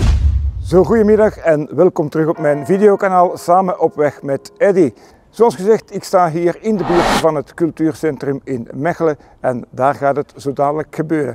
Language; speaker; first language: Dutch; native; Dutch